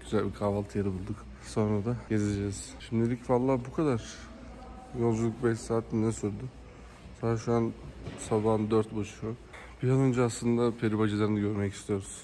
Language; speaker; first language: Turkish; native; Turkish